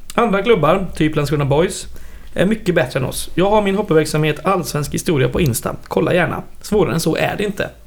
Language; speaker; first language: Swedish; native; Swedish